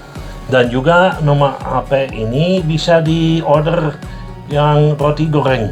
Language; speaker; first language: Indonesian; non-native, fluent; Dutch